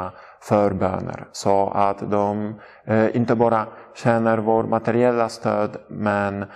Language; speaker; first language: Swedish; non-native, fluent; Polish